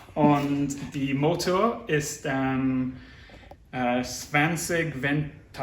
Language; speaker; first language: German; non-native, learner; English